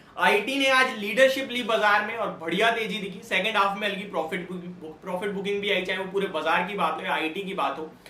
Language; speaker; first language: Hindi; native; Hindi